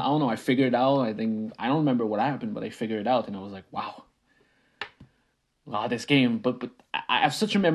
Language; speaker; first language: English; non-native, fluent; French